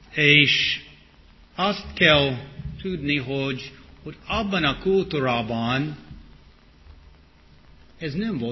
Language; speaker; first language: Hungarian; non-native, fluent; English